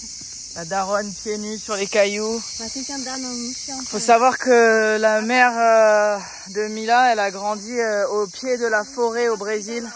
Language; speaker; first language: French; native; French